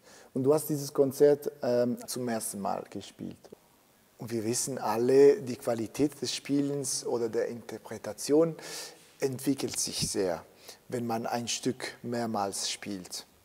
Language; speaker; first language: German; non-native, fluent; Italian